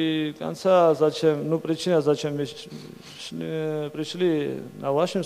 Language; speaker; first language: Russian; non-native, learner; Georgian